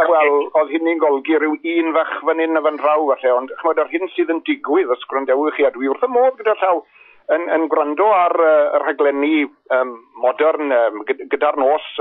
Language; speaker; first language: Welsh; native; Welsh